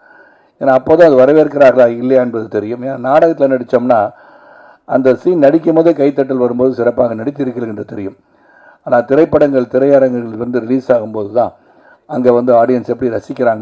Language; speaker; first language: Tamil; native; Tamil